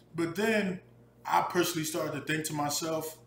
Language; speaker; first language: English; native; English